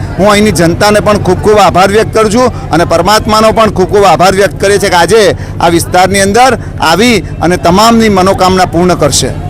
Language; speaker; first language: Gujarati; native; Gujarati